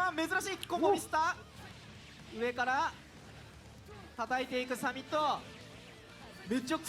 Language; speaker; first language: Japanese; native; Japanese